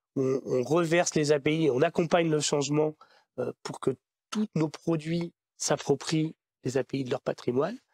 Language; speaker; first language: French; native; French